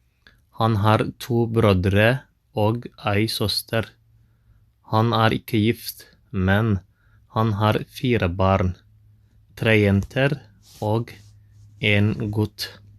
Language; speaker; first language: Norwegian; non-native, learner; Tigrinya